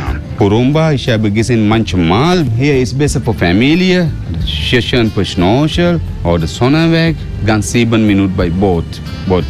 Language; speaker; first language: German; non-native, learner; Sinhala